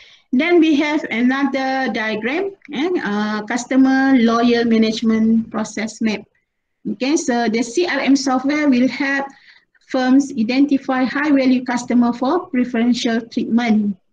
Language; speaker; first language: English; non-native, local second language; Malay